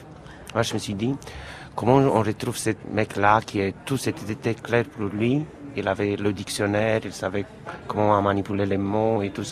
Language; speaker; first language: French; non-native, fluent; Romanian